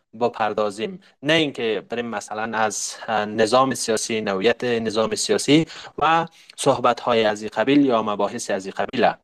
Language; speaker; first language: Persian; native; Persian